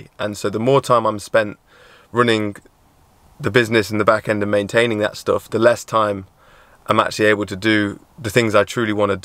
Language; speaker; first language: English; native; English